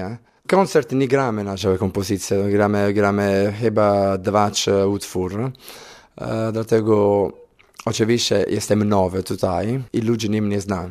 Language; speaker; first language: Polish; non-native, learner; Italian